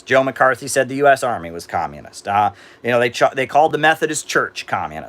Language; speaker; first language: English; native; English